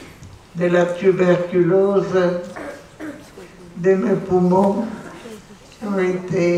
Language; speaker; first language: French; non-native, fluent; Polish